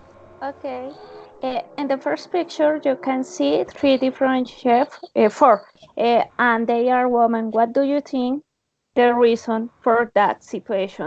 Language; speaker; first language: English; non-native, learner; Spanish